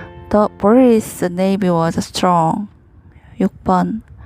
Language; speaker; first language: English; non-native, learner; Korean